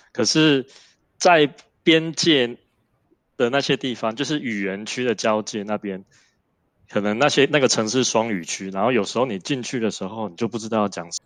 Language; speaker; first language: Chinese; native; Chinese